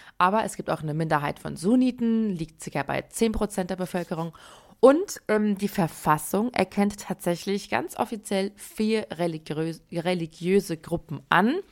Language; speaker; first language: German; early bilingual, other home language; Persian